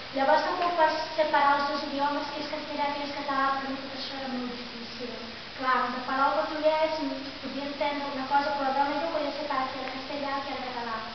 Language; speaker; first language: Catalan; non-native, fluent; Portuguese